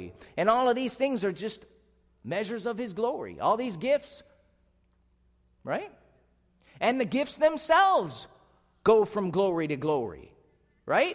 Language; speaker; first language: English; native; English